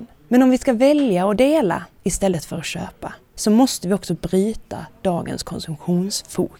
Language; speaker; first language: Swedish; native; Swedish